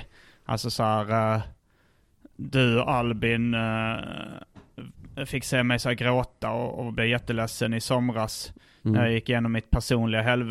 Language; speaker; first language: Swedish; native; Swedish